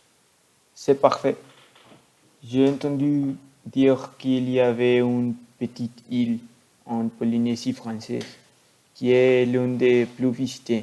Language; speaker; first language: French; non-native, learner; Spanish